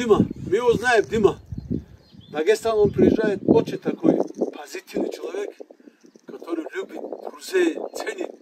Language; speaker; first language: Russian; non-native, local second language; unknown